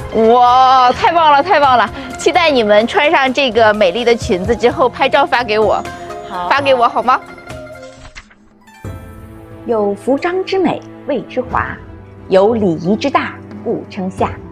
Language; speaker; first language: Chinese; native; Chinese